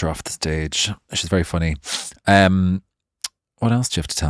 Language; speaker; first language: English; native; English